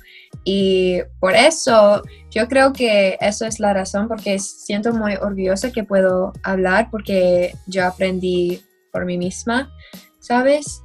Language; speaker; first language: Spanish; non-native, learner; English